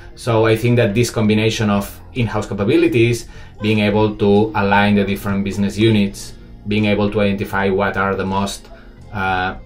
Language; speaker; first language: English; non-native, fluent; Spanish